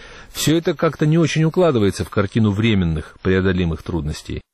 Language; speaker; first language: Russian; native; Russian